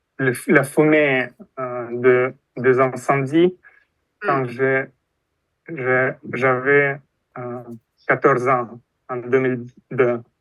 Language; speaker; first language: French; non-native, fluent; Russian